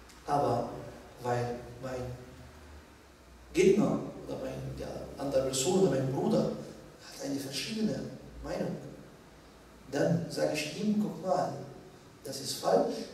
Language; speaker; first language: German; non-native, fluent; Arabic